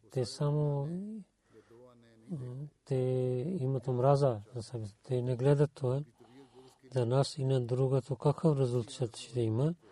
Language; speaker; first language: Bulgarian; non-native, learner; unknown